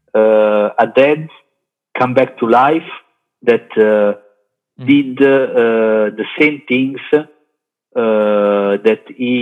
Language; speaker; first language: English; non-native, learner; Italian